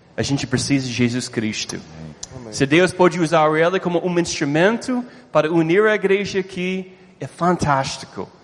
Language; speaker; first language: Portuguese; non-native, fluent; English